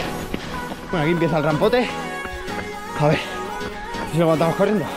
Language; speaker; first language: Spanish; native; Spanish